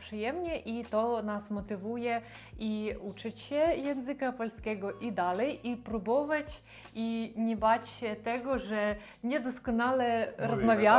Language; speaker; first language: Polish; non-native, learner; Russian